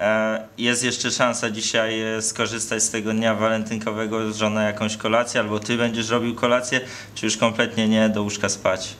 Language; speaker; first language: Polish; native; Polish